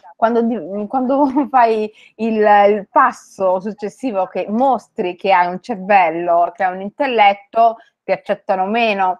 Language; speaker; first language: Italian; early bilingual, other home language; Somali